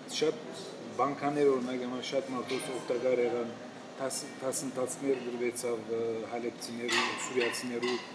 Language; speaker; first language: Armenian; native; Armenian